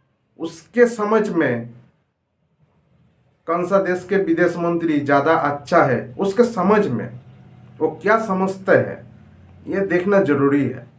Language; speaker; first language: Hindi; non-native, local second language; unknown